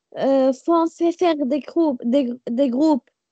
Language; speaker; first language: French; non-native, learner; Arabic